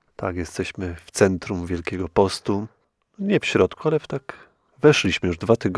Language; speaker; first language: Polish; native; Polish